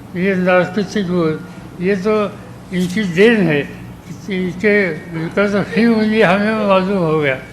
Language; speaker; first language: Hindi; non-native, local second language; Marathi